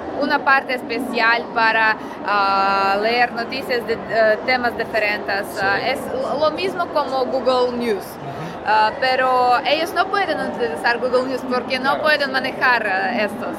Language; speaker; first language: Spanish; non-native, learner; Russian